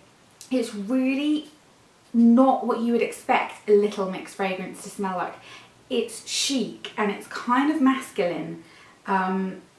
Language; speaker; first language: English; native; English